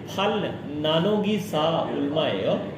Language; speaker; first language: Korean; non-native, learner; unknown